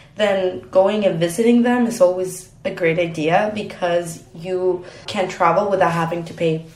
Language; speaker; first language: English; non-native, fluent; Spanish